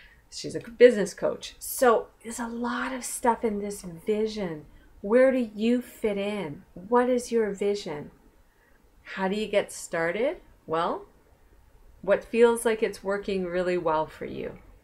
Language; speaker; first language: English; native; English